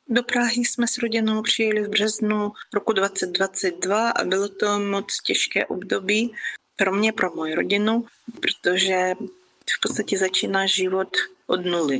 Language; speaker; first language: Czech; non-native, fluent; Ukrainian